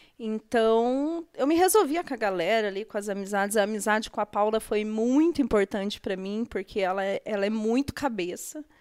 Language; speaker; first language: Portuguese; native; Portuguese